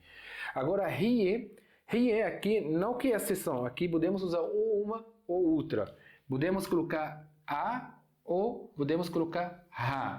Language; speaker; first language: Portuguese; non-native, fluent; Arabic